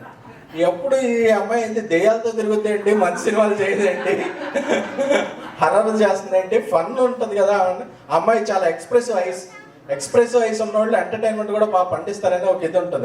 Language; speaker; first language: Telugu; native; Telugu